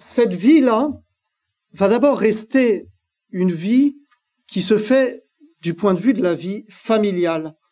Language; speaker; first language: French; native; French